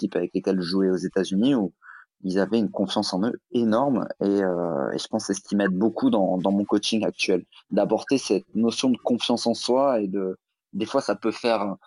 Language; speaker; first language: French; native; French